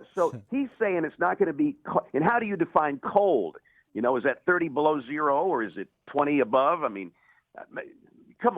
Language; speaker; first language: English; native; English